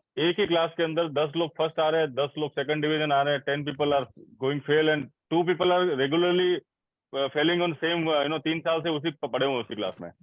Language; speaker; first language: Hindi; native; Hindi